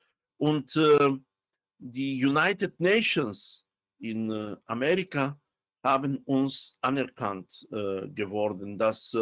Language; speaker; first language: German; non-native, fluent; Romany